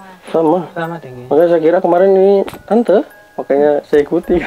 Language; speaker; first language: Indonesian; native; Indonesian